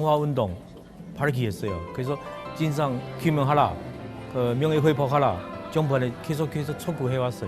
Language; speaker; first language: Korean; non-native, fluent; Chinese